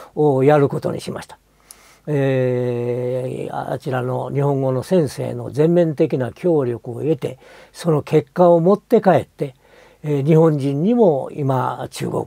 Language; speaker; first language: Japanese; native; Japanese